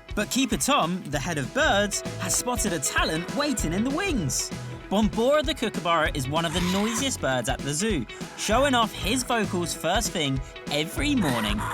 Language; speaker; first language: English; native; English